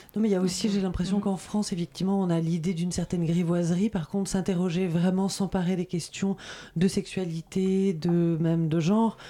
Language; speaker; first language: French; native; French